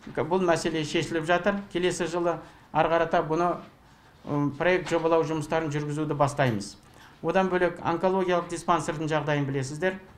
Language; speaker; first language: Kazakh; native; Kazakh